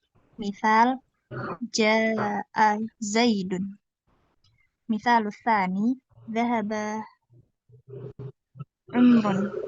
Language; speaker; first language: Arabic; non-native, learner; Indonesian